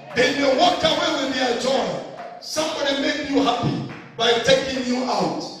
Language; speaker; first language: English; non-native, local second language; Swahili